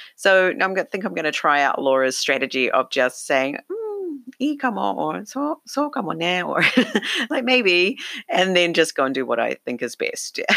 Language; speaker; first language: English; native; English